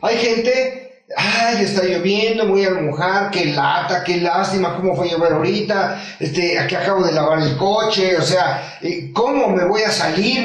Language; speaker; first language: Spanish; native; Spanish